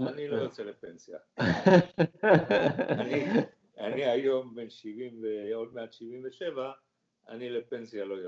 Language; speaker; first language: Hebrew; early bilingual, other home language; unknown